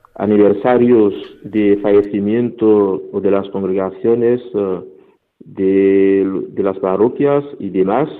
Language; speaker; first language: Spanish; non-native, fluent; Fon